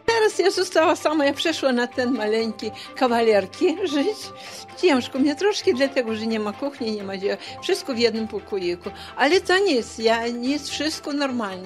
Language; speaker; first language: Polish; early bilingual, heritage; Polish